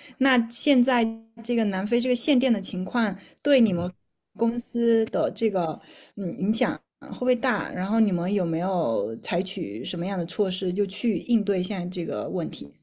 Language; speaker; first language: Chinese; native; Chinese